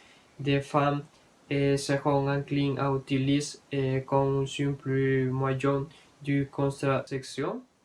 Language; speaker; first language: French; non-native, learner; Spanish